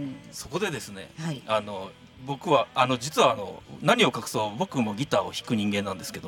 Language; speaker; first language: Japanese; native; Japanese